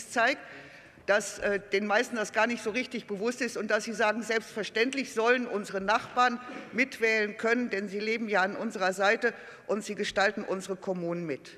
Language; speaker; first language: German; native; German